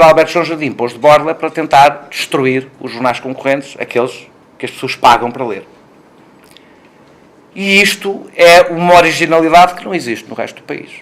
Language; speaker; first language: Portuguese; native; Portuguese